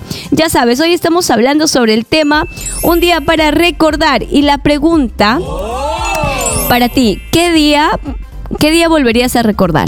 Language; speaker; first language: Spanish; native; Spanish